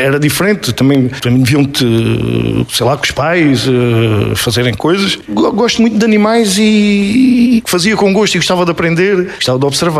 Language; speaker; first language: Portuguese; native; Portuguese